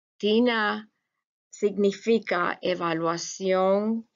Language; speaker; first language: Spanish; non-native, fluent; English